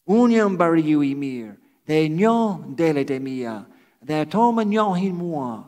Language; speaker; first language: Albanian; non-native, fluent; English